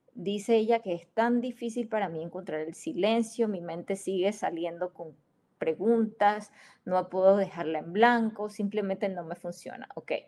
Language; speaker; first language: Spanish; native; Spanish